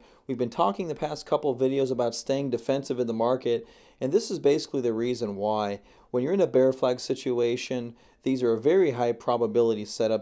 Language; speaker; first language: English; native; English